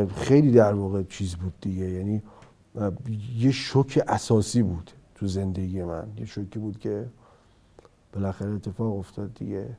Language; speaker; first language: Persian; early bilingual, heritage; Persian